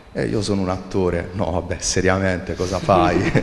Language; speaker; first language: Italian; native; Italian